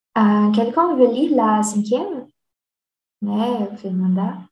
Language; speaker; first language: French; non-native, learner; Portuguese